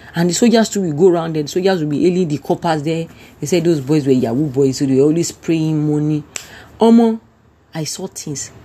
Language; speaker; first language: English; non-native, local second language; Yoruba